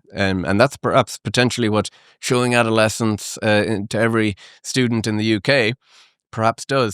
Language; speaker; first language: English; native; English